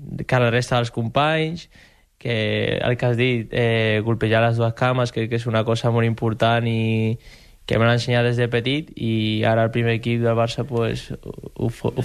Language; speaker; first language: Catalan; non-native, local second language; Spanish